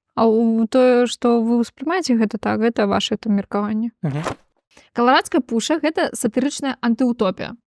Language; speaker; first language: Belarusian; non-native, local second language; Russian